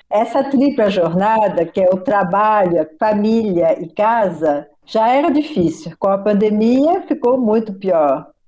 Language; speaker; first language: Portuguese; non-native, fluent; French